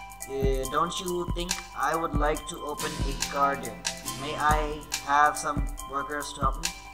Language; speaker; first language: English; non-native, local second language; Urdu